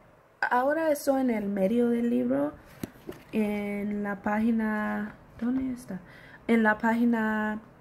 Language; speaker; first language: Spanish; non-native, learner; English